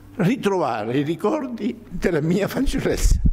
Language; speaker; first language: Italian; native; Italian